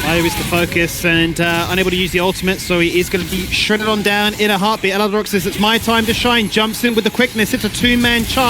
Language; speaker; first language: English; native; English